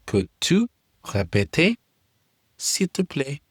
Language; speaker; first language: French; non-native, learner; English